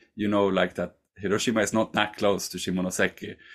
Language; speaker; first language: English; non-native, fluent; Swedish